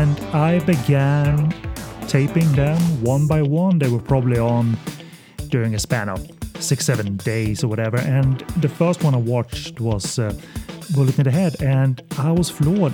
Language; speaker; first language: English; non-native, fluent; Swedish